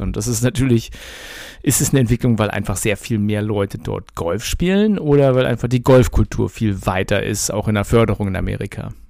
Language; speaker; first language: German; native; German